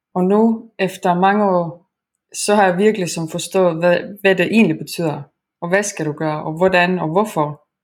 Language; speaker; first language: Danish; non-native, fluent; Estonian